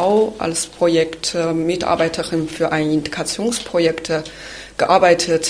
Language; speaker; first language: German; non-native, fluent; Chinese